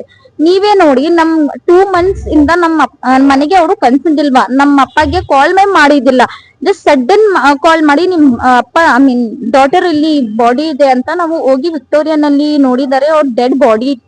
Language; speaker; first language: Kannada; non-native, local second language; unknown